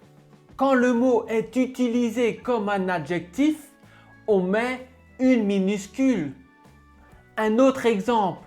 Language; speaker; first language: French; native; French